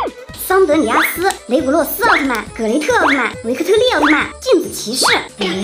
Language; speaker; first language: Chinese; native; Chinese